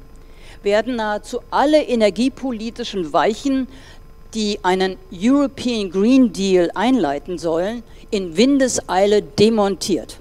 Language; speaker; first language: German; native; German